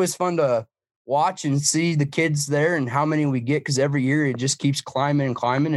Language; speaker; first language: English; native; English